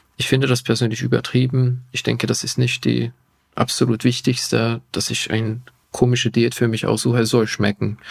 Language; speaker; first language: German; non-native, fluent; Hungarian